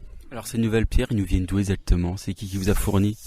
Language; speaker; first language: French; native; French